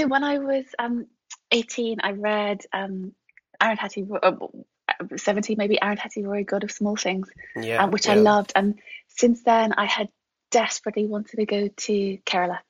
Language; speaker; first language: English; native; English